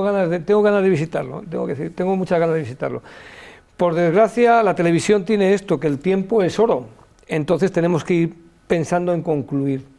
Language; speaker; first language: Spanish; native; Spanish